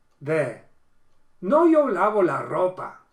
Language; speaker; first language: Spanish; non-native, fluent; English